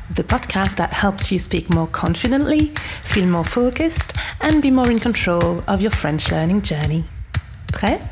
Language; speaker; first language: English; non-native, fluent; French